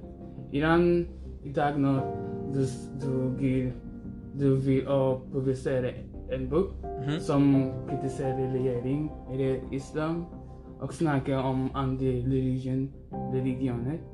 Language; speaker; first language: Norwegian; non-native, learner; Persian